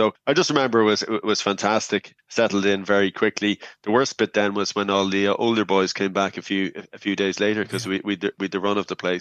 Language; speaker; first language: English; native; English